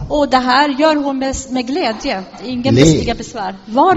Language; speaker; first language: Swedish; non-native, fluent; Arabic